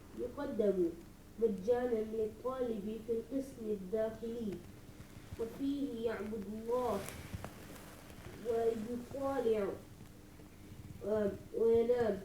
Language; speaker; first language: Arabic; non-native, learner; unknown